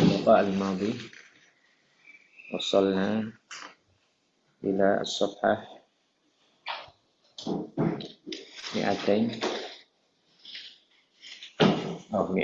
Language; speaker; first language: Arabic; non-native, fluent; Indonesian